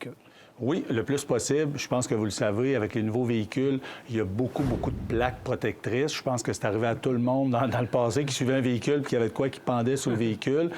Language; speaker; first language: French; native; French